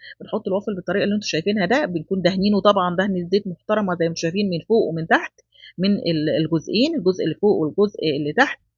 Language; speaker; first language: Egyptian Arabic; native; Egyptian Arabic